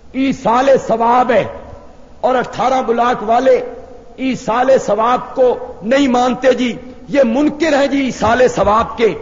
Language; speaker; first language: Urdu; non-native, local second language; Punjabi